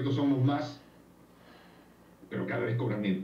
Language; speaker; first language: Spanish; native; Spanish